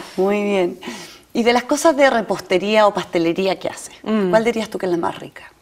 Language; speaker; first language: Spanish; native; Spanish